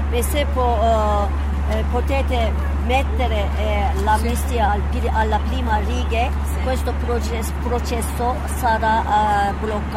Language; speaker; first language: Italian; non-native, fluent; Turkish